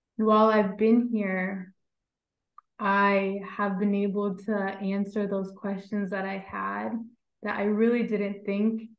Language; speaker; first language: English; native; English